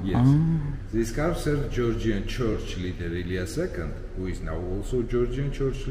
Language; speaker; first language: English; non-native, learner; Georgian